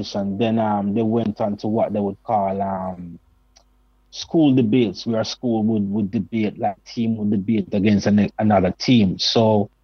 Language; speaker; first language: English; non-native, local second language; Jamaican Creole English